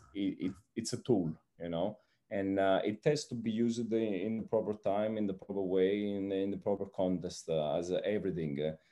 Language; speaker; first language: English; non-native, fluent; Italian